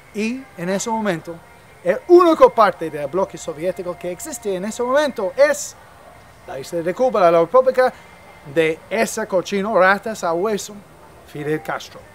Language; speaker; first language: Spanish; non-native, fluent; English